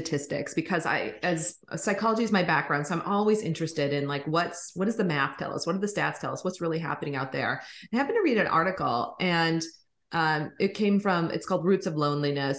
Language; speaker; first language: English; native; English